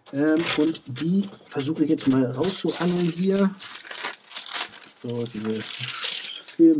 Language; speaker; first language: German; native; German